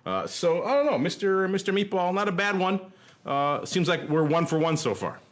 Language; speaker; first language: English; native; English